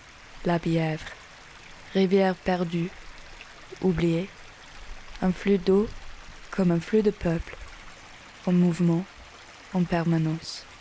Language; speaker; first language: French; non-native, fluent; English